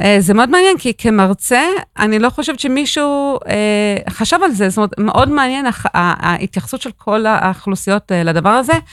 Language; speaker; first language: Hebrew; non-native, fluent; English